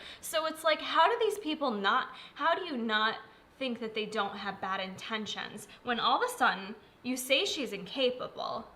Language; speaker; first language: English; native; English